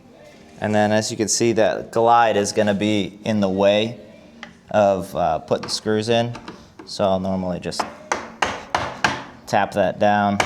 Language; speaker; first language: English; native; English